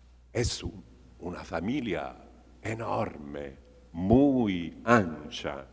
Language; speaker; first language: Spanish; non-native, fluent; Italian